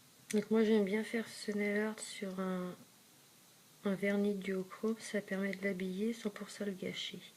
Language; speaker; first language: French; native; French